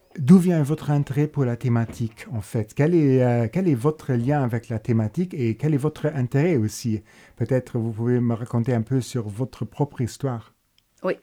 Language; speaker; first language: French; non-native, local second language; Luxembourgish